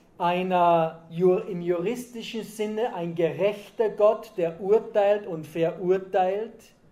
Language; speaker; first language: German; native; German